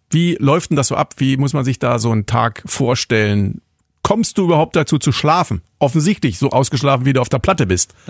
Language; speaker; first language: German; native; German